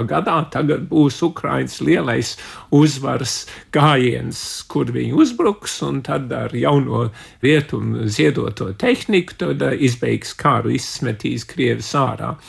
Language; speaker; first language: Latvian; early bilingual, heritage; Latvian